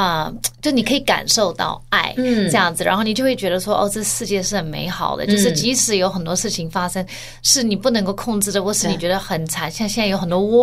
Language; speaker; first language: Chinese; early bilingual, heritage; Chinese